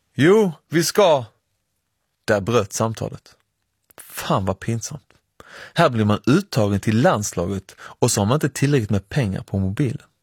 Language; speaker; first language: Swedish; early bilingual, other home language; Persian